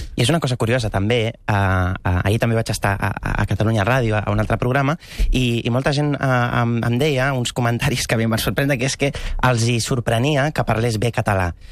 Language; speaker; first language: Catalan; early bilingual, other home language; Arabic